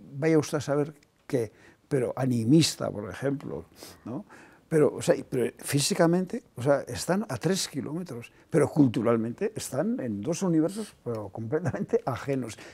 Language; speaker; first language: Spanish; non-native, local second language; Basque